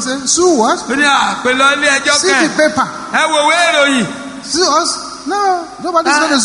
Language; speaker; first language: English; non-native, local second language; Yoruba